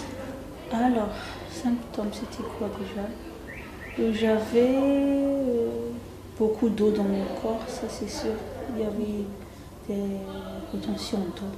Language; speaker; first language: French; non-native, local second language; Malagasy